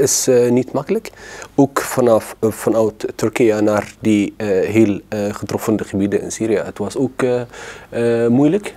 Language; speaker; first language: Dutch; non-native, learner; Arabic